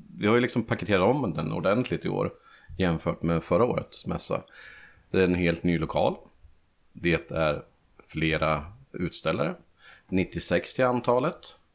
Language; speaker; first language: Swedish; native; Swedish